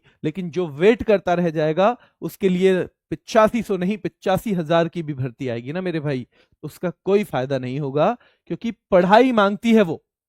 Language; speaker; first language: Hindi; native; Hindi